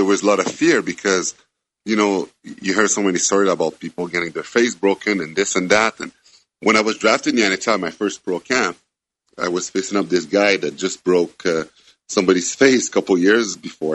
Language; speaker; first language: English; non-native, fluent; French